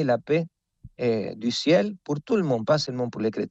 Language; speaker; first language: French; non-native, fluent; Spanish